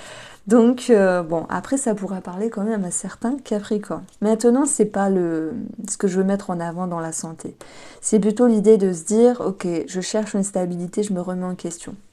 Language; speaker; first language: French; native; French